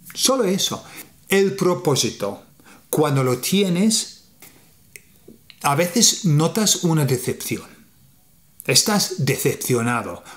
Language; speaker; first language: Spanish; non-native, fluent; English